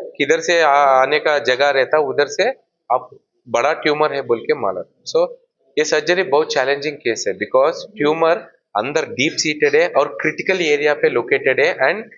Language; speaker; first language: Hindi; non-native, local second language; Telugu